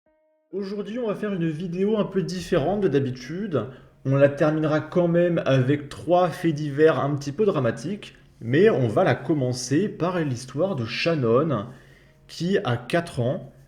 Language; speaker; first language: French; native; French